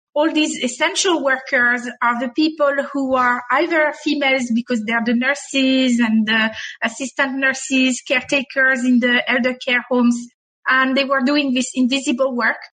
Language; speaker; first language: English; non-native, fluent; French